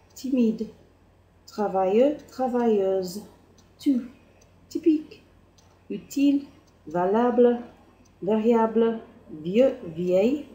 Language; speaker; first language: French; non-native, fluent; English